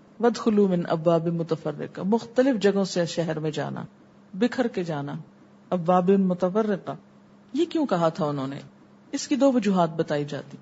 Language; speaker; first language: Urdu; native; Urdu